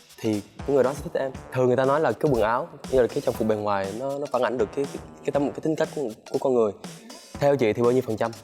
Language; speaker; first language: Vietnamese; early bilingual, heritage; Vietnamese